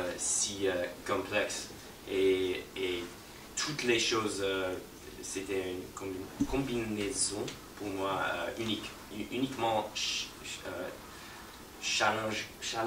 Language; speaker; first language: French; non-native, fluent; English